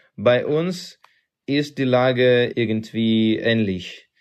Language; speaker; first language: German; non-native, fluent; Russian